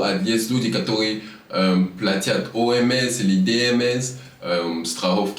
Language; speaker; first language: Russian; non-native, fluent; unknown